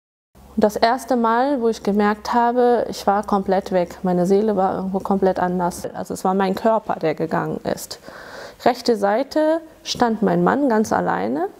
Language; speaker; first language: German; early bilingual, other home language; Tamil